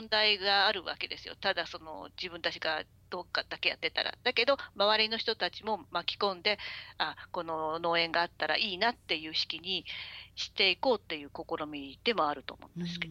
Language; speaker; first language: Japanese; native; Japanese